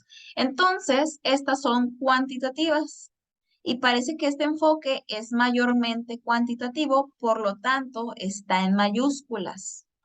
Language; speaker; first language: Spanish; native; Spanish